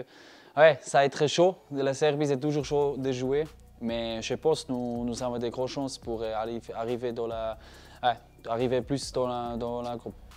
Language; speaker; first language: French; non-native, learner; German